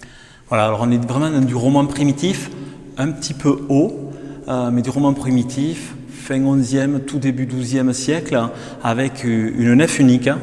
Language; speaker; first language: French; native; French